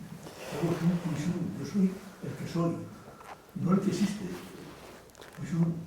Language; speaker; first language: Spanish; native; Spanish